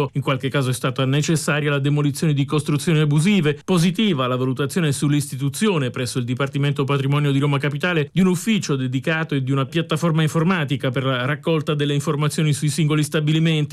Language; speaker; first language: Italian; native; Italian